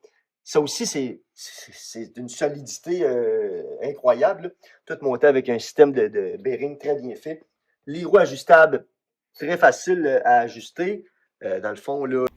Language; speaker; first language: French; native; French